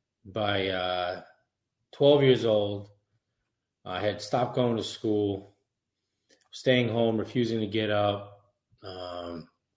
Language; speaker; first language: English; native; English